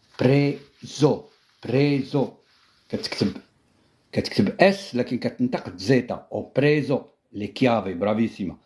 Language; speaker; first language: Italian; non-native, fluent; Arabic